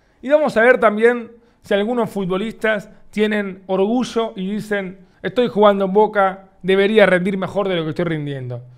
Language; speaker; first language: Spanish; native; Spanish